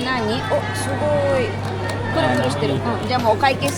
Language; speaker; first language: Japanese; non-native, fluent; Filipino